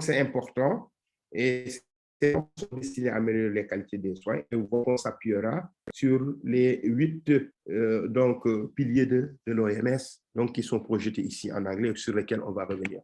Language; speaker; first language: French; non-native, local second language; Wolof